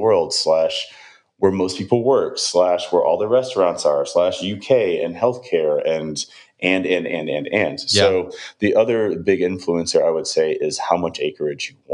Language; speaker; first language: English; native; English